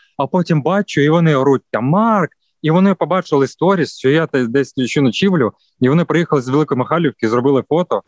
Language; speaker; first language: Ukrainian; non-native, local second language; Russian